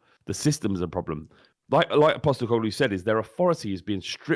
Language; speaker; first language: English; native; English